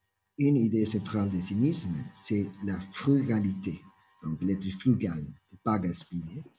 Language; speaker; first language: French; non-native, fluent; Spanish